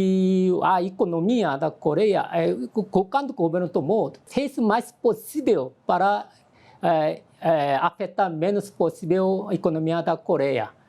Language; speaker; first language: Portuguese; non-native, fluent; Korean